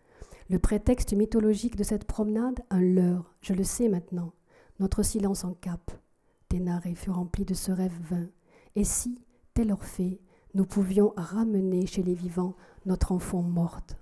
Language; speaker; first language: French; native; French